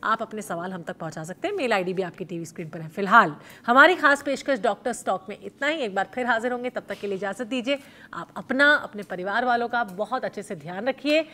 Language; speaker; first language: Hindi; native; Hindi